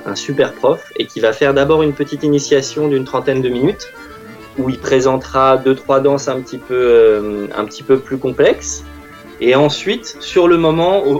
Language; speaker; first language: French; native; French